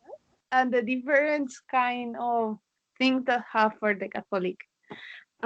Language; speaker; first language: English; non-native, learner; Spanish